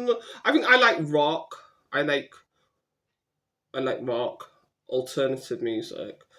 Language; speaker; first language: English; native; English